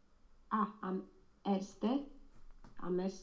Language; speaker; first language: German; non-native, learner; Romanian